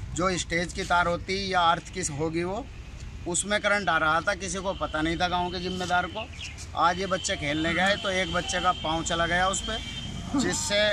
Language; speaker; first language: Hindi; native; Hindi